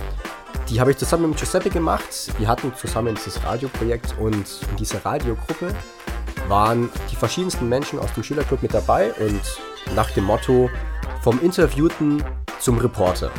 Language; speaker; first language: German; native; German